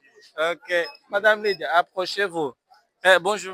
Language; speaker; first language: French; non-native, fluent; Portuguese